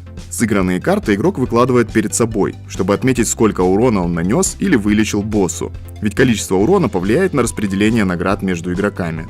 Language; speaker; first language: Russian; native; Russian